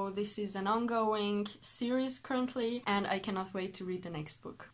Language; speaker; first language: English; non-native, fluent; Persian